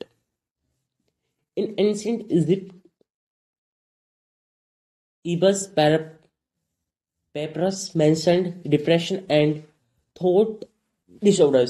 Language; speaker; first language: English; non-native, local second language; Hindi